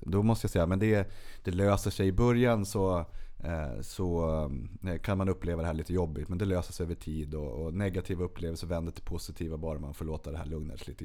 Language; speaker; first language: Swedish; native; Swedish